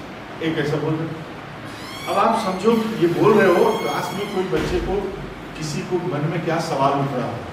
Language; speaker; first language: Hindi; native; Hindi